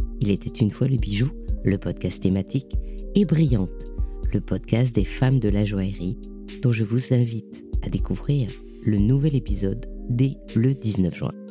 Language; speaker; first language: French; native; French